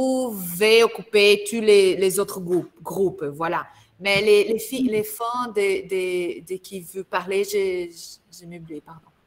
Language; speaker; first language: French; non-native, learner; Portuguese